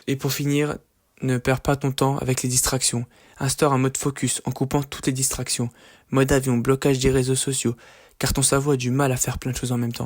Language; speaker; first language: French; native; French